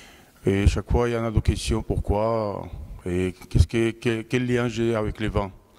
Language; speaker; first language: French; non-native, fluent; Georgian